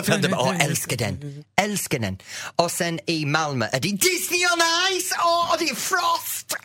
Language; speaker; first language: Swedish; non-native, fluent; English